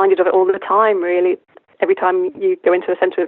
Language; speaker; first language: English; native; English